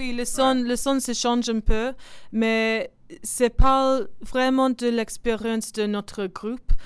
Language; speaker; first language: French; non-native, learner; English